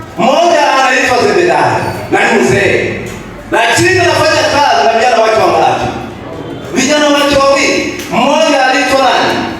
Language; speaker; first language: Swahili; native; Swahili